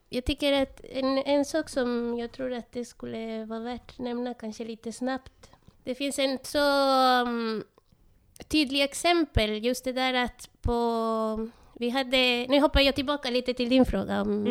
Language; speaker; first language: Swedish; non-native, fluent; Spanish